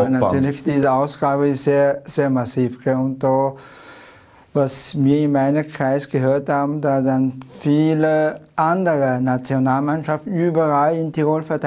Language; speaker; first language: German; non-native, learner; Chinese